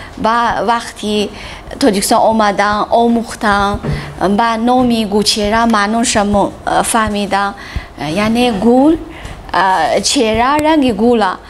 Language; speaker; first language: Tajik; non-native, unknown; Chinese